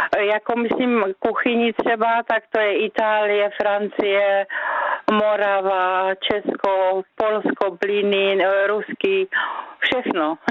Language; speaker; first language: Czech; native; Czech